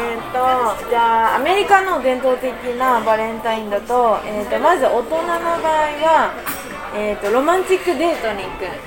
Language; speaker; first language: Japanese; native; Japanese